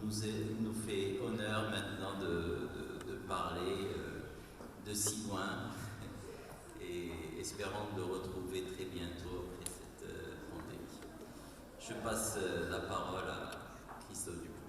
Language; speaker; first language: French; non-native, local second language; Arabic